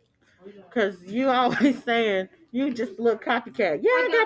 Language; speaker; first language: English; native; English